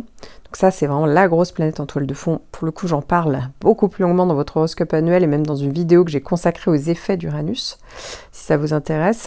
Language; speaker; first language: French; native; French